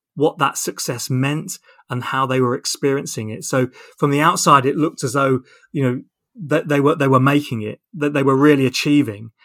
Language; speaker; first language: English; native; English